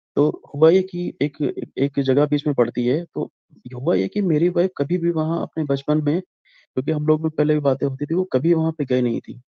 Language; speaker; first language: Hindi; native; Hindi